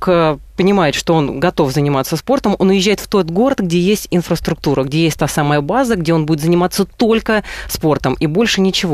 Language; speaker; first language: Russian; native; Russian